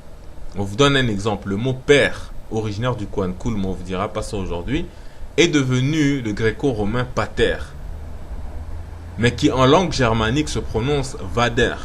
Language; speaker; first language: French; non-native, local second language; Lingala